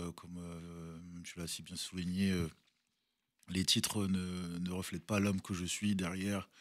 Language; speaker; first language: French; early bilingual, other home language; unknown